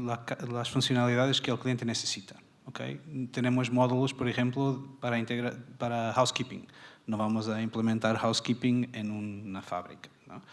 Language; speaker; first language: Spanish; non-native, fluent; Portuguese